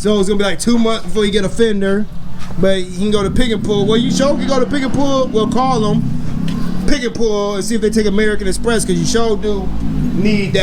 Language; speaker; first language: English; native; English